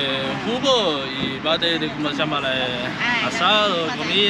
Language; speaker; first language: Spanish; non-native, learner; Chinese